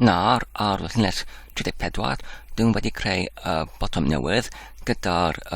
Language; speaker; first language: Welsh; non-native, learner; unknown